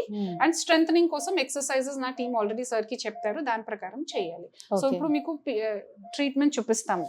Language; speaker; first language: Telugu; non-native, fluent; Hindi